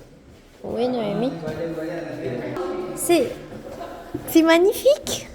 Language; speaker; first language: French; non-native, learner; Indonesian